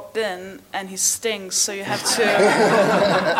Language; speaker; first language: English; non-native, fluent; Danish